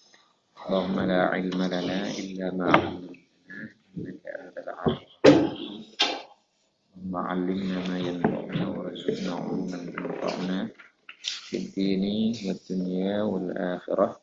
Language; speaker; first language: Arabic; non-native, fluent; Indonesian